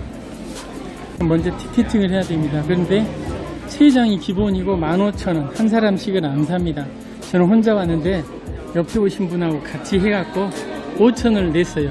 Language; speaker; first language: Korean; native; Korean